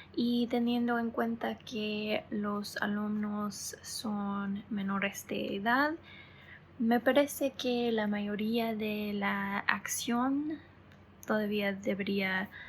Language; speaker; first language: Spanish; non-native, fluent; English